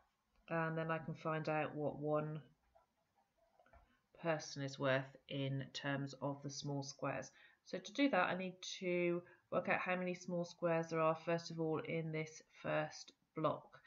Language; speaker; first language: English; native; English